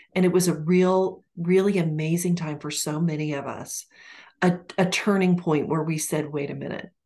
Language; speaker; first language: English; native; English